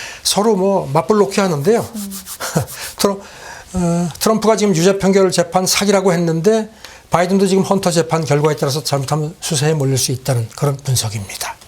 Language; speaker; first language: Korean; native; Korean